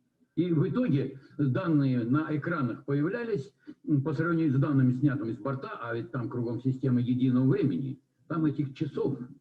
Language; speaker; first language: Russian; native; Russian